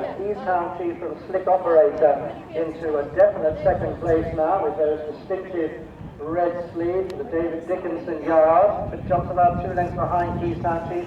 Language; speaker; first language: English; native; English